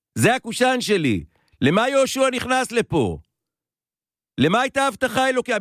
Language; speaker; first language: Hebrew; native; Hebrew